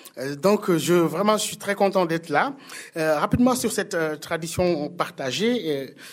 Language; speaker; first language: French; non-native, local second language; Wolof